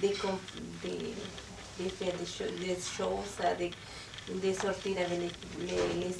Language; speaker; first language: French; non-native, learner; Spanish